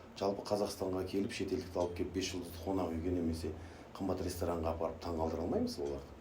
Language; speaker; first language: Kazakh; native; Kazakh